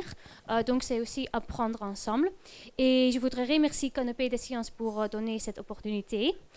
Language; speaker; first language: French; non-native, fluent; Dutch